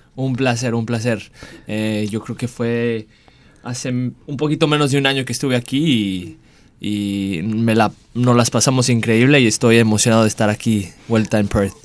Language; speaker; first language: Spanish; early bilingual, heritage; Spanish